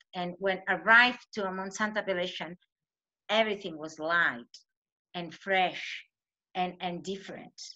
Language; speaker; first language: English; non-native, fluent; Spanish